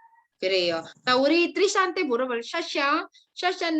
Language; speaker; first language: Korean; non-native, fluent; Indonesian